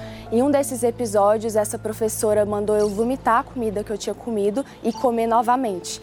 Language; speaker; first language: Portuguese; early bilingual, other home language; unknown